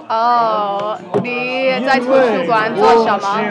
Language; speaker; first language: Chinese; non-native, learner; English